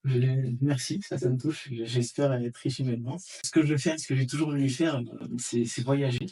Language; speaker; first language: French; native; French